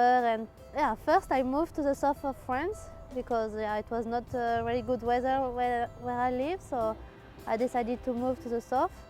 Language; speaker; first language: English; non-native, fluent; French